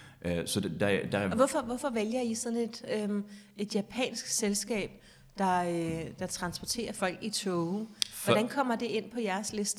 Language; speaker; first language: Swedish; non-native, learner; Danish